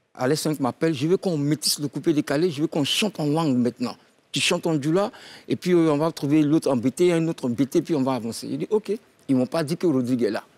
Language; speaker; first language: French; non-native, local second language; Dyula